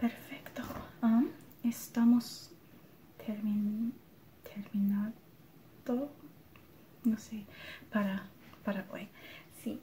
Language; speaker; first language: Spanish; non-native, learner; English